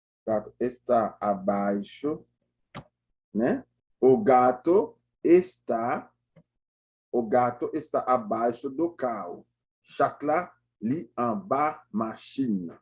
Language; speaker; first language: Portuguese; non-native, learner; Haitian Creole